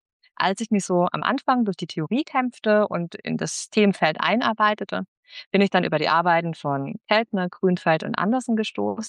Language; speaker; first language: German; native; German